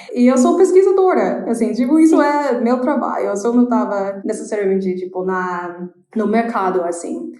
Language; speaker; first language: Portuguese; non-native, fluent; English